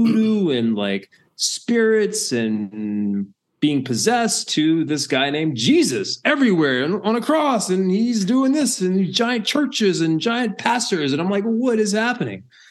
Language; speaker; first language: English; native; English